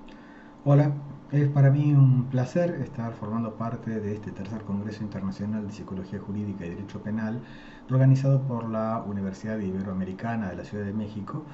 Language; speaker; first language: Spanish; native; Spanish